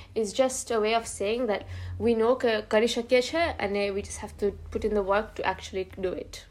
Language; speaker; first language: English; early bilingual, other home language; Gujarati